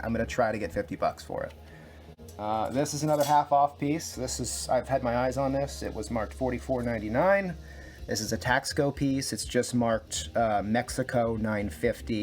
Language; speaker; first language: English; native; English